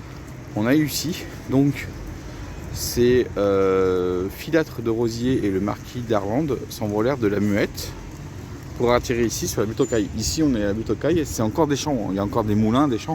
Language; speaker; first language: French; native; French